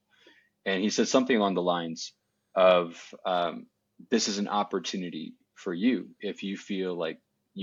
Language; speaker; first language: English; native; English